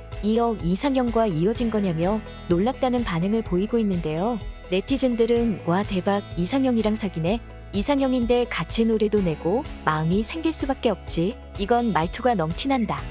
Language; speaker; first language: Korean; native; Korean